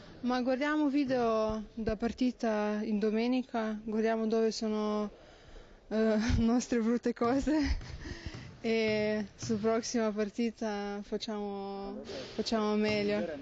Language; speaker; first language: Italian; non-native, learner; Slovenian